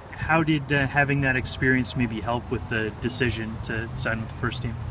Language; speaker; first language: English; native; English